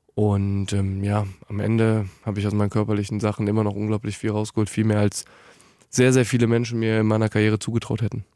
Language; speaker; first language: German; native; German